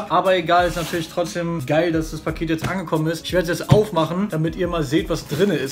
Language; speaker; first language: German; native; German